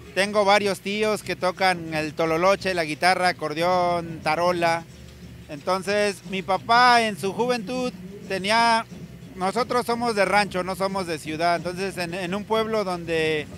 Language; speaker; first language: Spanish; native; Spanish